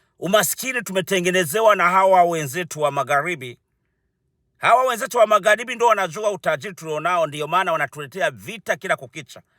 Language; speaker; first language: Swahili; non-native, local second language; Rundi